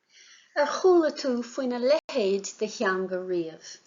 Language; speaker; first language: Irish; non-native, local second language; English